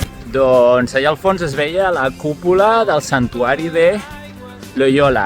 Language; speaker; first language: Catalan; native; Catalan